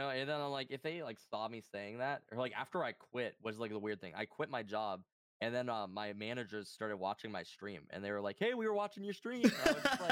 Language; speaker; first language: English; native; English